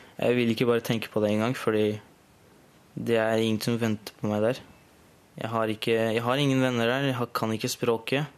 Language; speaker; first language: Norwegian; early bilingual, other home language; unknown